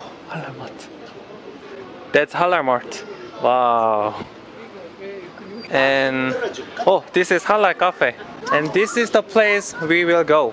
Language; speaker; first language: English; non-native, fluent; Korean